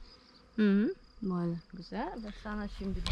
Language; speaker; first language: Turkish; non-native, learner; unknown